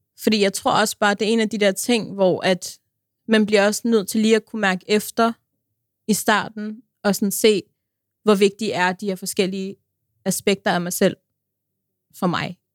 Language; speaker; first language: Danish; early bilingual, other home language; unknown